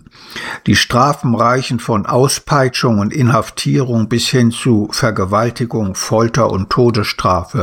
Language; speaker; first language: German; native; German